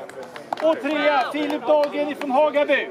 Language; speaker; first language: Swedish; native; Swedish